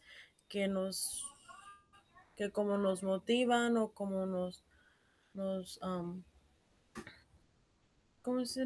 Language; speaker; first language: Spanish; early bilingual, heritage; Spanish